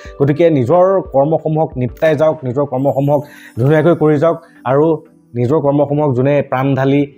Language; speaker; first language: Assamese; native; Assamese